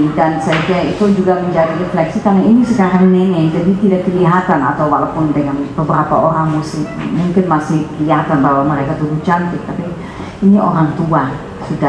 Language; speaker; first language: Indonesian; non-native, fluent; Dutch